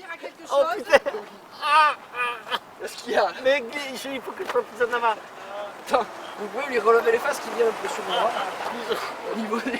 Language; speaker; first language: French; native; French